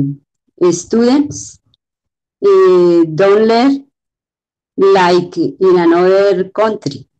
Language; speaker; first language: English; non-native, learner; Spanish